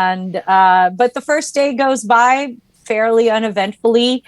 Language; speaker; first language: English; native; English